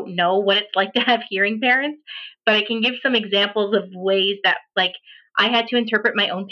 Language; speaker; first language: English; native; English